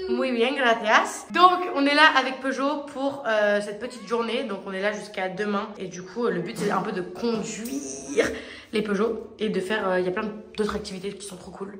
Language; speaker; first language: French; native; French